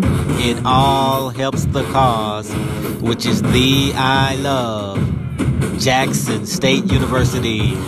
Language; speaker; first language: English; native; English